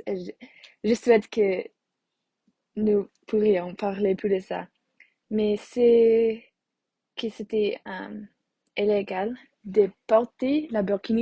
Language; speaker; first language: French; non-native, learner; English